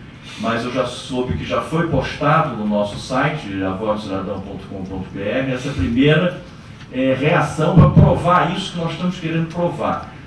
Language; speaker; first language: Portuguese; native; Portuguese